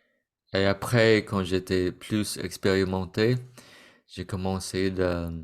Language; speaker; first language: French; non-native, fluent; Vietnamese